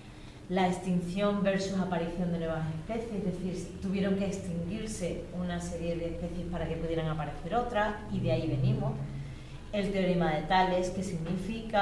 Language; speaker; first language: Spanish; native; Spanish